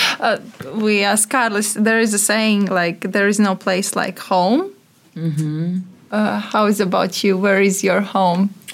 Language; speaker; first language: English; non-native, fluent; Latvian